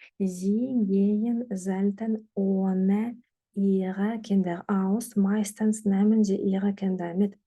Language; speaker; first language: German; non-native, fluent; Ukrainian